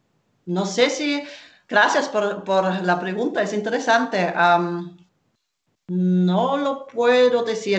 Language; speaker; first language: Spanish; non-native, fluent; German